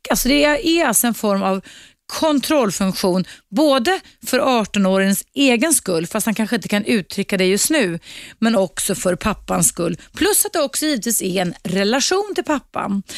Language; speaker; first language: Swedish; native; Swedish